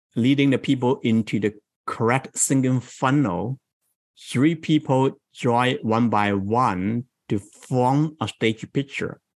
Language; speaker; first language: English; non-native, fluent; Chinese